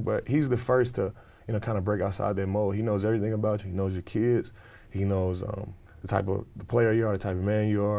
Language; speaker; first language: English; native; English